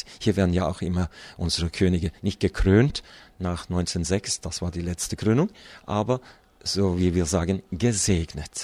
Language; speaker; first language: German; non-native, fluent; Norwegian